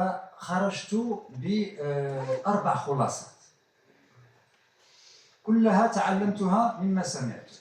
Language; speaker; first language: Arabic; native; Arabic